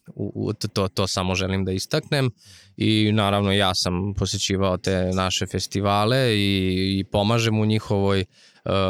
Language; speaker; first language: Serbian; non-native, local second language; Rusyn